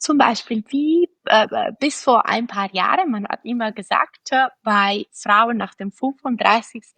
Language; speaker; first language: German; non-native, fluent; Italian